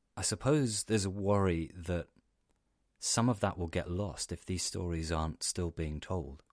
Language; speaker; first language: English; native; English